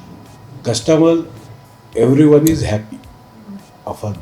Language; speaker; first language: Kannada; non-native, local second language; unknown